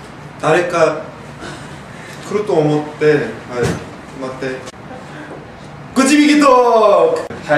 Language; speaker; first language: Japanese; non-native, learner; Korean